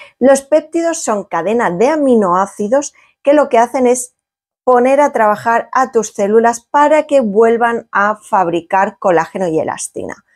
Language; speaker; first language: Spanish; native; Spanish